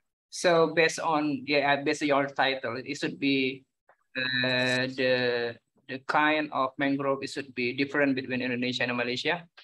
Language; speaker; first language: English; non-native, fluent; Indonesian